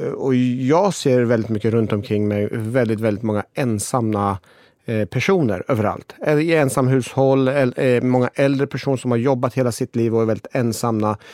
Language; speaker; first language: Swedish; early bilingual, other home language; Persian